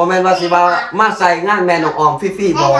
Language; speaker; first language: Thai; non-native, local second language; Lao